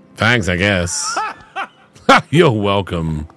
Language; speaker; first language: English; native; English